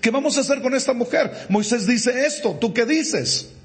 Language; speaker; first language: Spanish; native; Spanish